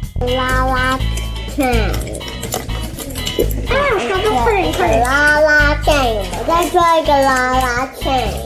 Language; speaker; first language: Chinese; early bilingual, heritage; Chinese